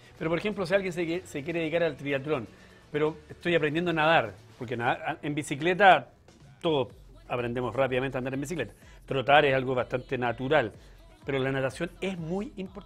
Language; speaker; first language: Spanish; native; Spanish